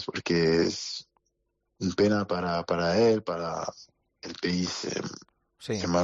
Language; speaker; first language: Spanish; non-native, learner; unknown